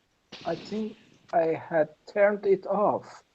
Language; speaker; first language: English; non-native, learner; Persian